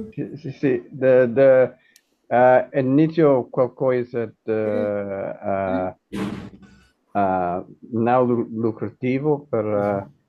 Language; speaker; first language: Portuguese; non-native, fluent; Italian